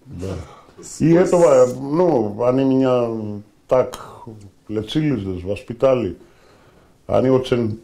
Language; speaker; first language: Russian; non-native, learner; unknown